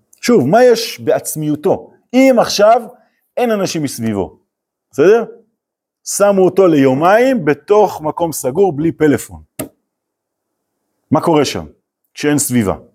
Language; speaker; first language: Hebrew; native; Hebrew